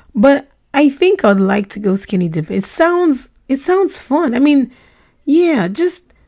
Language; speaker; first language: English; non-native, local second language; Russian